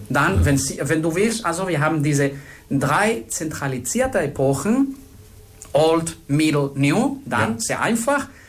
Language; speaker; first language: German; non-native, fluent; Spanish